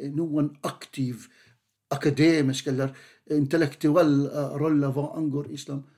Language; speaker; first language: Norwegian; non-native, fluent; Arabic